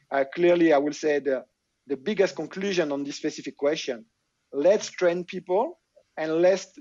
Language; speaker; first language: English; non-native, fluent; French